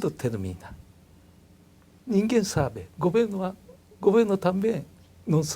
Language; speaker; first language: Portuguese; non-native, learner; Japanese